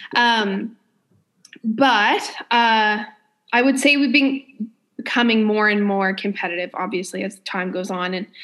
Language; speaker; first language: English; native; English